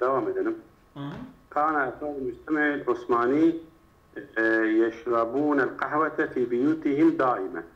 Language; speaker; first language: Arabic; non-native, learner; Turkish